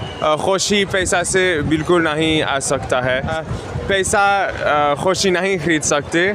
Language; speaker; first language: Hindi; non-native, learner; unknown